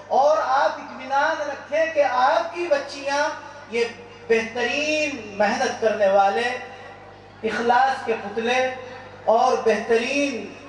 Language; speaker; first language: Urdu; native; Urdu